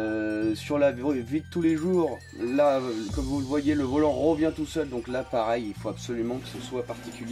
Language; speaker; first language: French; native; French